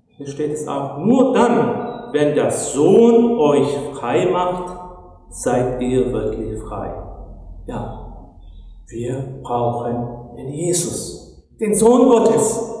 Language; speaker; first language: German; non-native, fluent; Turkish